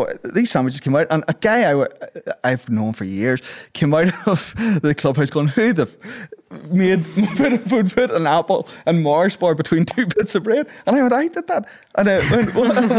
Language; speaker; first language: English; native; English